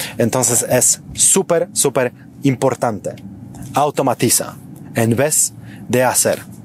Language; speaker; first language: Spanish; non-native, fluent; Polish